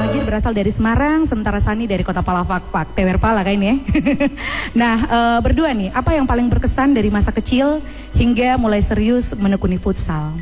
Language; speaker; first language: Indonesian; native; Indonesian